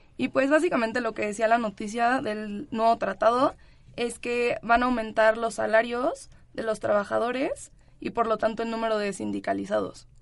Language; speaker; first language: Spanish; native; Spanish